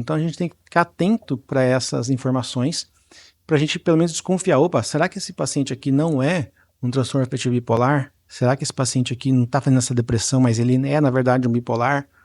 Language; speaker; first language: Portuguese; native; Portuguese